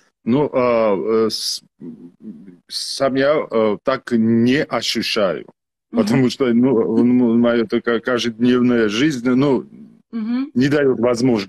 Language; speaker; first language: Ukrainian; non-native, learner; Georgian